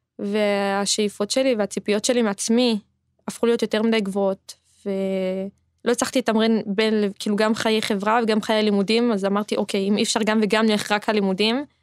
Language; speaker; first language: Hebrew; native; Hebrew